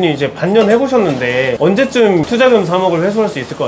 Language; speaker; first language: Korean; native; Korean